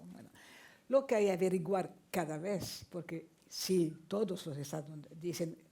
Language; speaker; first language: Spanish; non-native, fluent; French